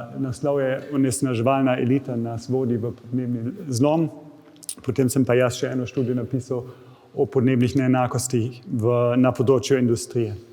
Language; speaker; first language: Slovenian; non-native, fluent; German